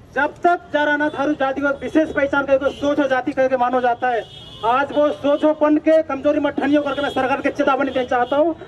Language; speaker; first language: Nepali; non-native, local second language; Rana Tharu